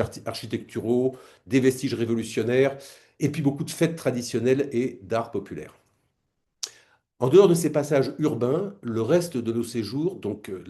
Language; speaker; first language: French; native; French